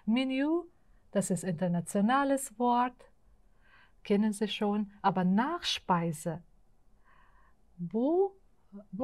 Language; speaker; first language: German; non-native, fluent; Uzbek